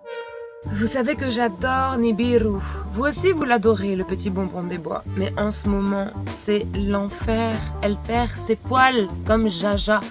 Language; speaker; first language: French; native; French